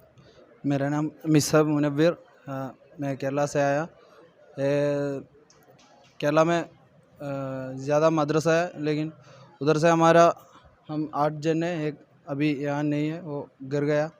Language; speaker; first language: Hindi; non-native, learner; Malayalam